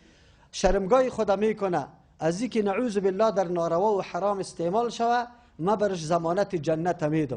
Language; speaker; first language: Persian; native; Persian